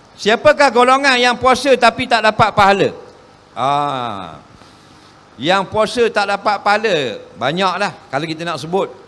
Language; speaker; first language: Malay; native; Malay